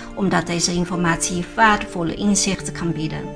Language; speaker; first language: Dutch; non-native, fluent; Chinese